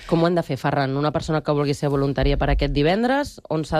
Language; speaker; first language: Catalan; native; Catalan